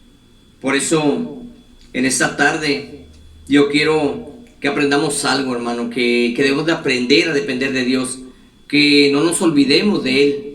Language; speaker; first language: Spanish; native; Spanish